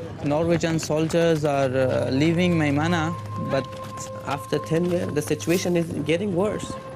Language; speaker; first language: English; non-native, fluent; Persian